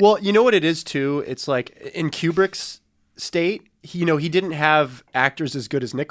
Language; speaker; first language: English; native; English